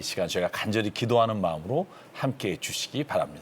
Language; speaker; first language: Korean; native; Korean